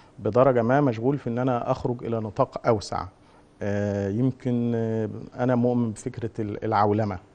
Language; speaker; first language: Arabic; native; Arabic